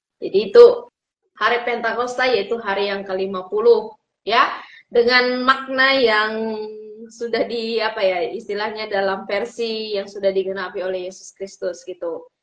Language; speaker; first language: Indonesian; native; Indonesian